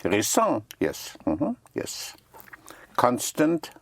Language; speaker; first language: French; non-native, fluent; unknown